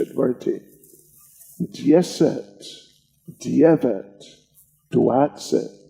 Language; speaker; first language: Russian; non-native, learner; English